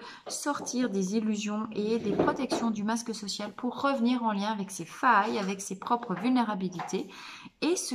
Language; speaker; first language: French; native; French